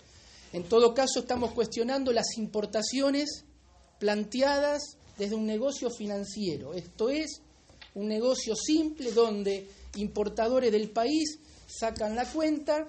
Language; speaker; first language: Spanish; native; Spanish